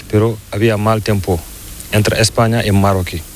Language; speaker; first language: Spanish; non-native, learner; Fula